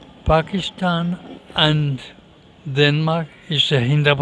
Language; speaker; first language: English; non-native, learner; Danish